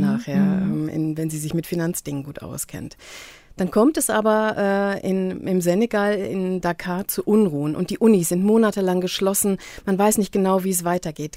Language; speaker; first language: German; native; German